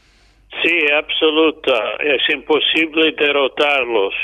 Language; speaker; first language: Spanish; non-native, fluent; English